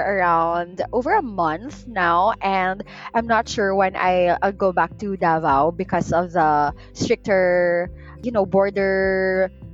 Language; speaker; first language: English; non-native, local second language; Cebuano